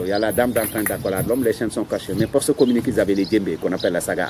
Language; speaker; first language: French; non-native, local second language; Wolof